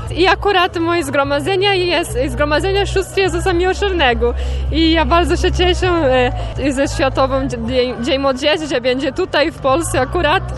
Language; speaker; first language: Polish; non-native, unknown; Portuguese